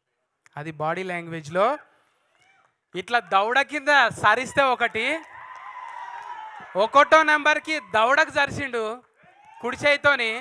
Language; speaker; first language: Telugu; native; Telugu